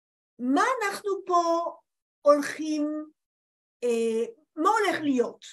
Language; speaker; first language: Hebrew; non-native, fluent; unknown